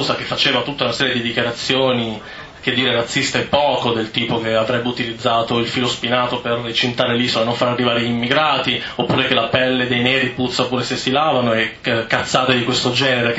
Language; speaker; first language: Italian; native; Italian